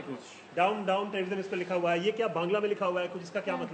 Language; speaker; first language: Hindi; native; Hindi